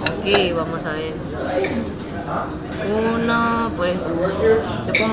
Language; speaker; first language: Spanish; non-native, fluent; Japanese